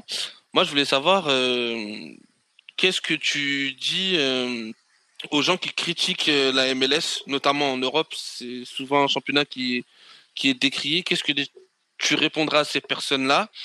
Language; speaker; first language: French; native; French